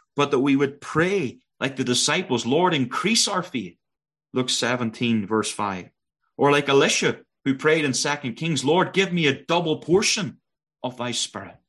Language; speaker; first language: English; native; English